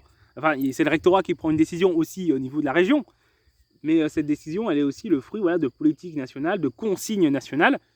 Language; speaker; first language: French; native; French